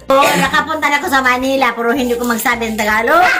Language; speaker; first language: Filipino; non-native, local second language; Cebuano